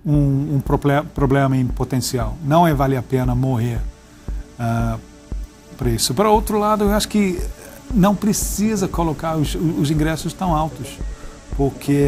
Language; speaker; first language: Portuguese; non-native, fluent; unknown